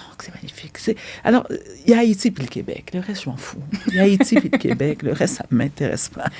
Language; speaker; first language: French; early bilingual, other home language; Haitian Creole